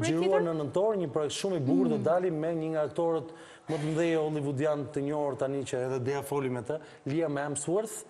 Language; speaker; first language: Albanian; native; Albanian